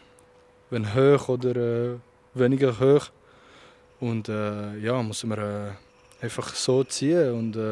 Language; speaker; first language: German; non-native, local second language; French